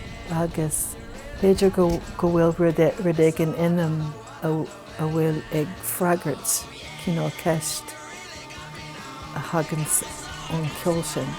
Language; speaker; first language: Irish; non-native, fluent; English